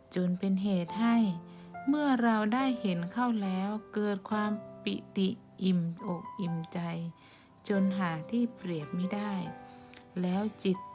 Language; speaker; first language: Thai; native; Thai